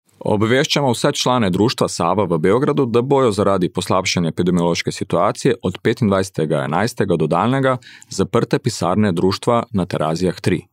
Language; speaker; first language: Slovenian; early bilingual, heritage; Slovenian